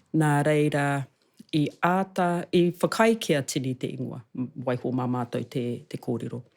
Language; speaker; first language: Māori; non-native, local second language; English